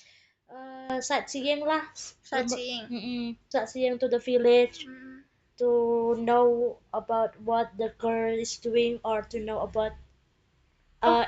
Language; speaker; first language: English; non-native, fluent; Indonesian